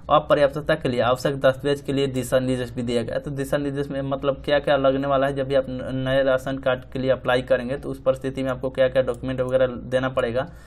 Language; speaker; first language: Hindi; native; Hindi